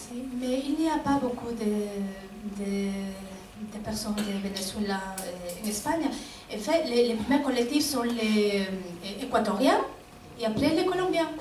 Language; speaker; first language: French; non-native, fluent; Spanish